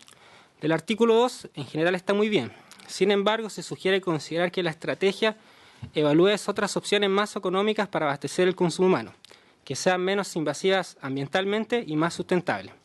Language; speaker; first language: Spanish; native; Spanish